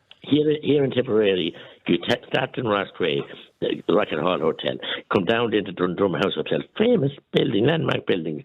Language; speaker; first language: English; native; English